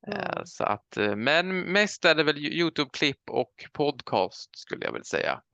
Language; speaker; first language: Swedish; native; Swedish